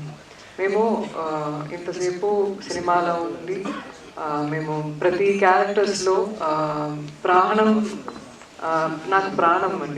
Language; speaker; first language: Telugu; non-native, learner; Tamil